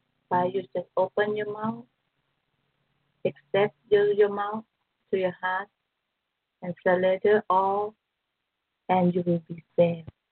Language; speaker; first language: English; non-native, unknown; Thai